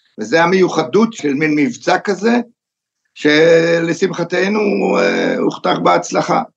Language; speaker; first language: Hebrew; native; Hebrew